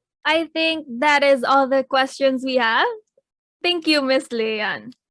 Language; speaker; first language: English; non-native, local second language; Filipino